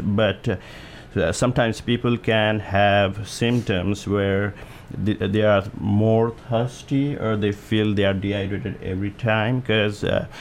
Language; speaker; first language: English; non-native, local second language; Nepali